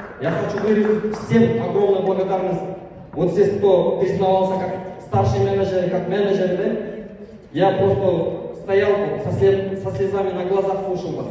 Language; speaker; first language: Russian; non-native, local second language; Kyrgyz